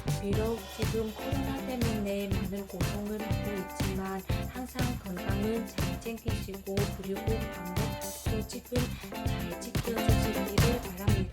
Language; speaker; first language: Korean; non-native, learner; Vietnamese